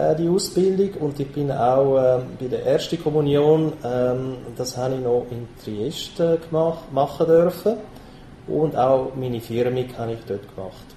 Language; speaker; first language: German; non-native, local second language; Italian